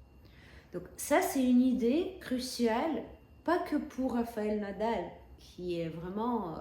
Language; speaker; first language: French; non-native, fluent; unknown